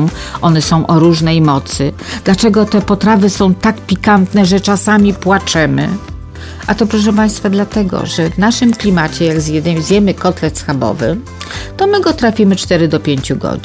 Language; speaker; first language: Polish; native; Polish